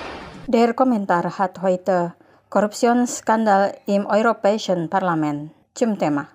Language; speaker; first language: German; non-native, fluent; Indonesian